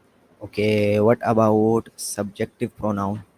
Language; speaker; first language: English; non-native, learner; Urdu